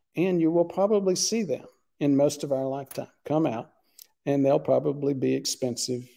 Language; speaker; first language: English; native; English